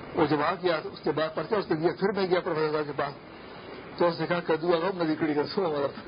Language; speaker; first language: Urdu; non-native, local second language; Pashto